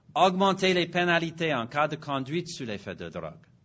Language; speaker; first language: French; non-native, fluent; English